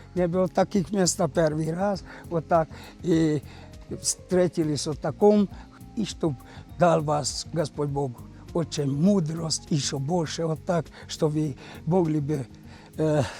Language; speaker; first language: Ukrainian; non-native, local second language; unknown